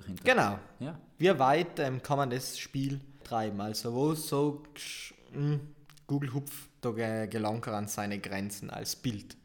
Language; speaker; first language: German; native; German